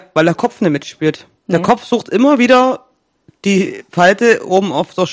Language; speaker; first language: German; native; German